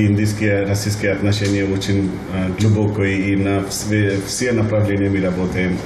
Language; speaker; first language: Russian; non-native, learner; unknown